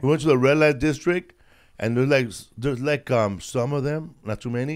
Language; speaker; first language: English; early bilingual, other home language; Spanish